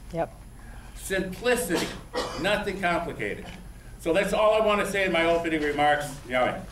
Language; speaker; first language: English; native; English